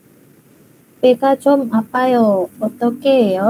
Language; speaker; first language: Korean; non-native, learner; Indonesian